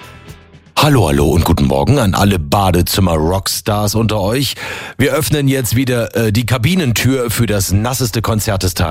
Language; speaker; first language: German; native; German